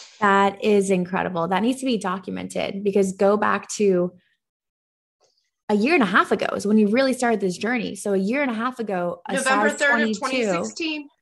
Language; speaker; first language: English; native; English